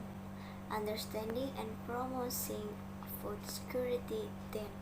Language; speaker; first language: English; non-native, learner; Indonesian